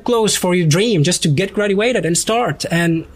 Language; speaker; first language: English; non-native, fluent; Arabic